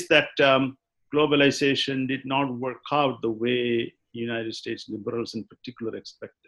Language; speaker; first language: English; non-native, local second language; Malayalam